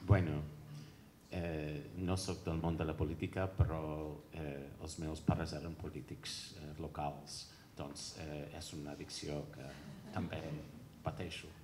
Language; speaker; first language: Catalan; non-native, fluent; English